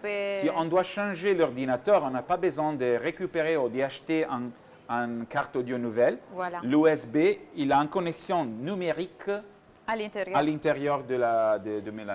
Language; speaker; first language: French; non-native, learner; Italian